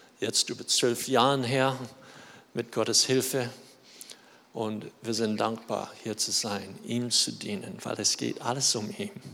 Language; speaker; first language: German; non-native, fluent; English